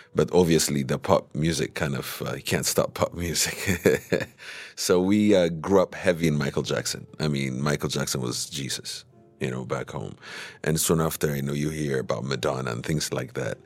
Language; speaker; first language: English; early bilingual, other home language; Amharic